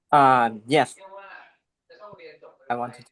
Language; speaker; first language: English; non-native, learner; Thai